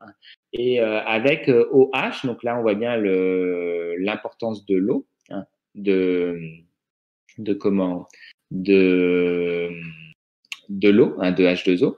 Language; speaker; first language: French; native; French